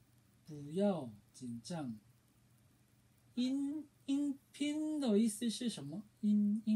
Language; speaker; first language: Chinese; non-native, learner; Korean